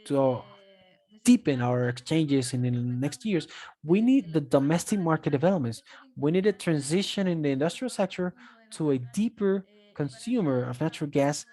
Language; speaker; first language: English; non-native, fluent; Spanish